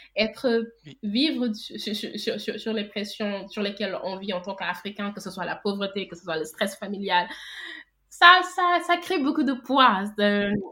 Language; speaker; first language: French; non-native, local second language; Wolof